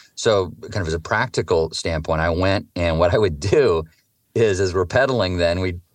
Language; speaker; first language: English; native; English